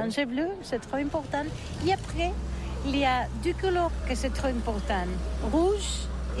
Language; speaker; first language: French; non-native, learner; Catalan